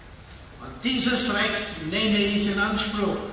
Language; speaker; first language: German; non-native, fluent; English